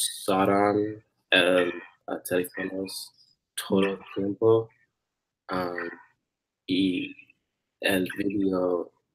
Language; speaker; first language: Spanish; non-native, learner; English